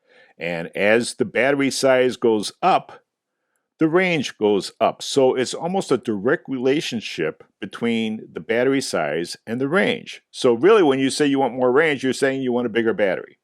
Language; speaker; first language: English; native; English